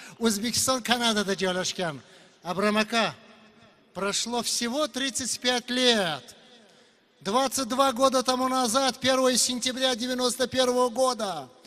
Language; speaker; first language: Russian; non-native, local second language; Uzbek